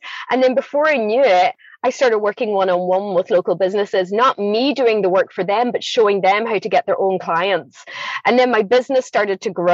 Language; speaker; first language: English; native; English